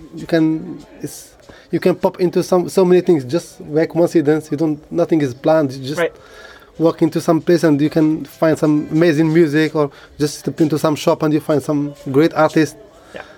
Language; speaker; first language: English; non-native, learner; Arabic